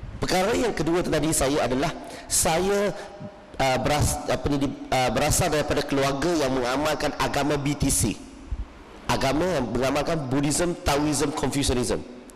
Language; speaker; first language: Malay; non-native, local second language; Min Nan Chinese